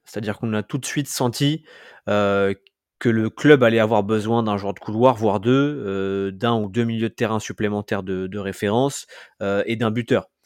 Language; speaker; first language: French; native; French